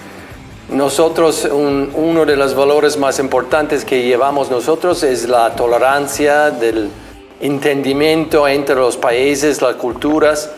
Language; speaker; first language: Spanish; non-native, fluent; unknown